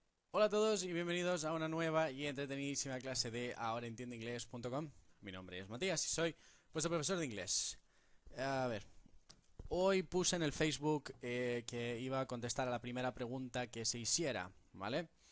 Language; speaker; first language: Spanish; native; Spanish